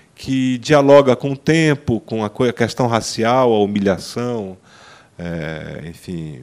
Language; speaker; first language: Portuguese; native; Portuguese